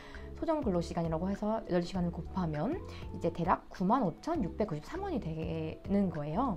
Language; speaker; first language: Korean; native; Korean